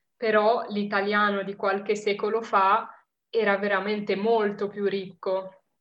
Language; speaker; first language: Italian; native; Italian